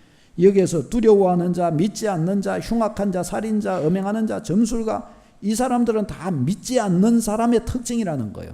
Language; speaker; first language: Korean; native; Korean